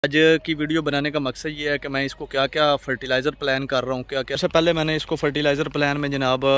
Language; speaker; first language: Urdu; non-native, local second language; Punjabi